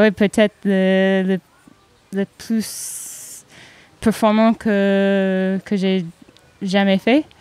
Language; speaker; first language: French; non-native, fluent; English